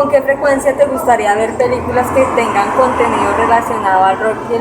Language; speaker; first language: Spanish; native; Spanish